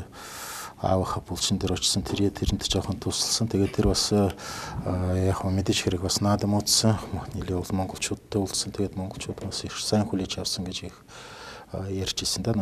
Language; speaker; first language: Mongolian; non-native, fluent; Russian